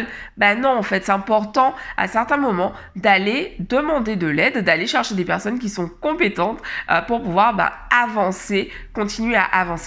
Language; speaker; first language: French; native; French